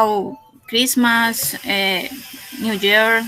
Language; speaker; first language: English; non-native, learner; Spanish